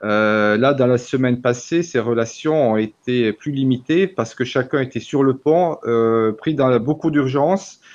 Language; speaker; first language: French; native; French